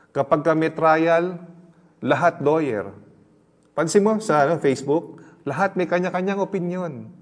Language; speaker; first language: Filipino; native; Filipino